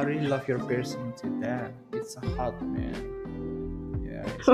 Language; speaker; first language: English; non-native, learner; Indonesian